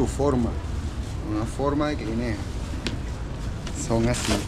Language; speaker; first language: Spanish; native; Spanish